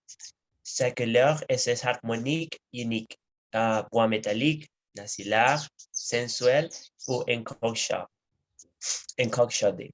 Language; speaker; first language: French; non-native, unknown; Spanish